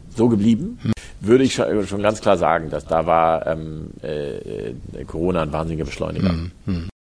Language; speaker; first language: German; native; German